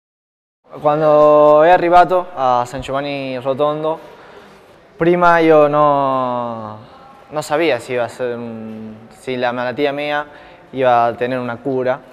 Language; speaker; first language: Italian; non-native, learner; Spanish